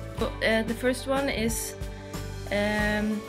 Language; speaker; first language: English; non-native, fluent; Norwegian